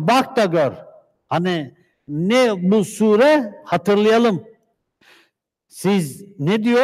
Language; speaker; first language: Turkish; native; Turkish